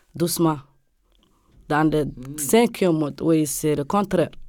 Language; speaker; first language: French; non-native, local second language; Arabic